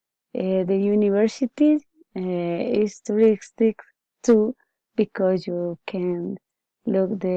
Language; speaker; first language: English; non-native, learner; Spanish